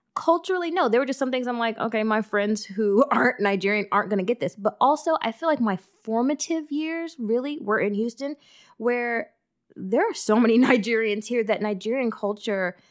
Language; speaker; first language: English; early bilingual, other home language; Yoruba